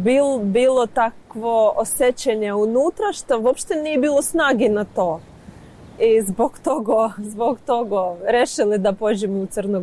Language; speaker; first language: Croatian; non-native, learner; Ukrainian